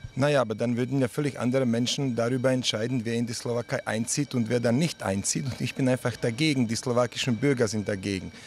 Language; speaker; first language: German; non-native, fluent; Slovak